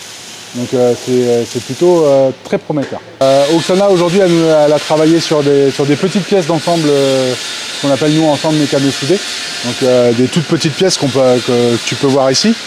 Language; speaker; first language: French; native; French